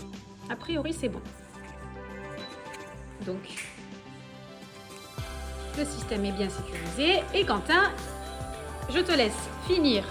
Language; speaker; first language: French; native; French